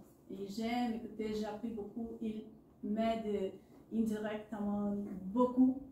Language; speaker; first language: French; non-native, learner; Portuguese